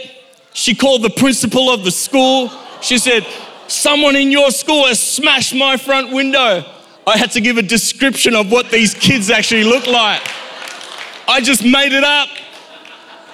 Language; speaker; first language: English; native; English